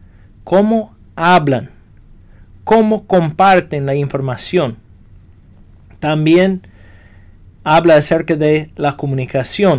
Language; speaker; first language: Spanish; non-native, fluent; English